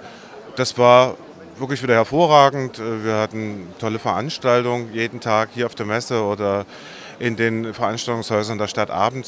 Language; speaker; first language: German; native; German